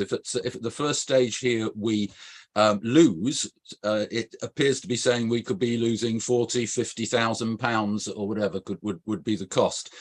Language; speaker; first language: English; native; English